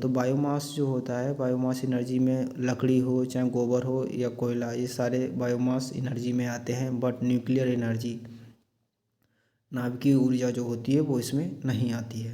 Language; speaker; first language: Hindi; native; Hindi